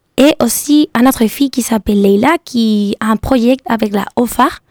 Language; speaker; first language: French; non-native, learner; Spanish